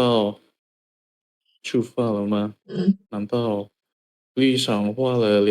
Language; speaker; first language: Chinese; non-native, learner; Indonesian